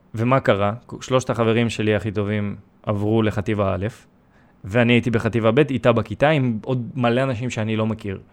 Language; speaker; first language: Hebrew; early bilingual, other home language; Russian